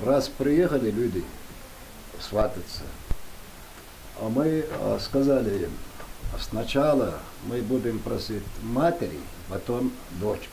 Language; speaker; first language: Russian; non-native, local second language; Chechen